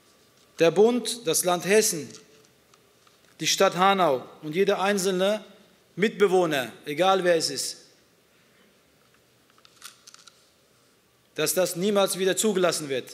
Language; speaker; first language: German; early bilingual, other home language; Turkish